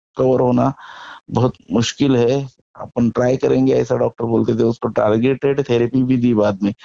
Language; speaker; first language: Hindi; non-native, local second language; Marathi